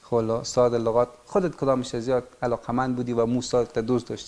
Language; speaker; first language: Persian; native; Persian